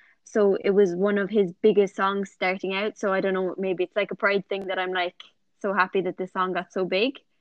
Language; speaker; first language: English; native; English